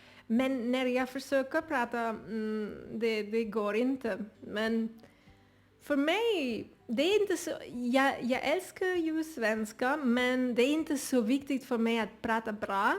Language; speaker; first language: Swedish; non-native, learner; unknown